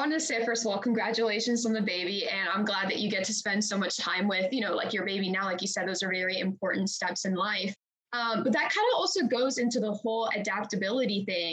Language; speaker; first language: English; native; English